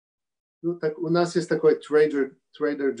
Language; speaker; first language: Russian; early bilingual, heritage; Russian